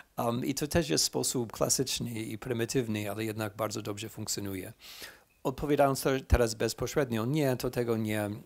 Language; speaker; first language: Polish; non-native, fluent; English